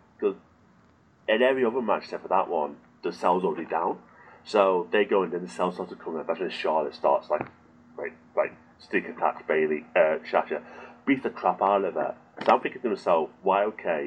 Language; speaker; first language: English; native; English